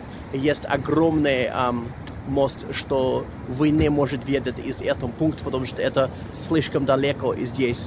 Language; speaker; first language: Russian; non-native, learner; English